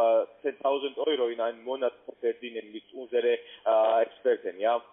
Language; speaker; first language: German; non-native, learner; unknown